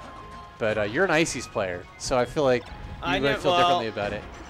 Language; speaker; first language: English; native; English